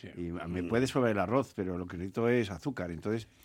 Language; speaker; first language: Spanish; native; Spanish